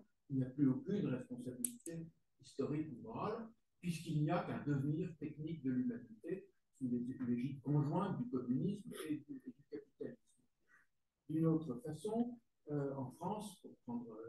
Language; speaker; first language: French; native; French